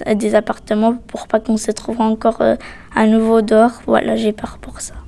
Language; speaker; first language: French; non-native, fluent; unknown